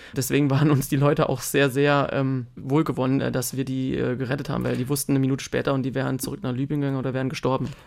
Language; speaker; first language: German; native; German